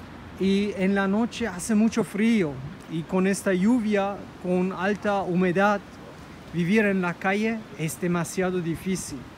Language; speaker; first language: Spanish; non-native, fluent; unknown